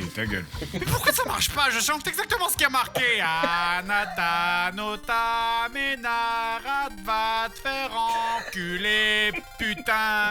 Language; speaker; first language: French; native; French